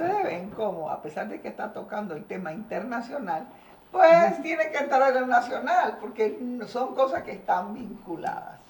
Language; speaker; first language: Spanish; native; Spanish